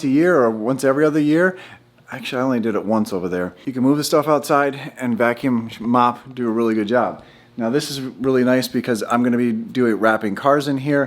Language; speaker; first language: English; native; English